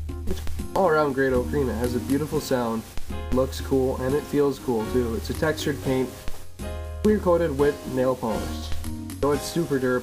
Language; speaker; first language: English; native; English